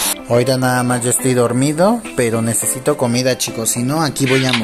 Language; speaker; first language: Spanish; native; Spanish